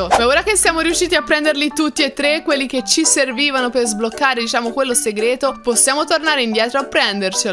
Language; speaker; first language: Italian; native; Italian